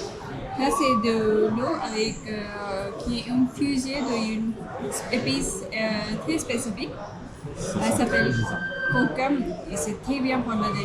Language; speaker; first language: French; non-native, fluent; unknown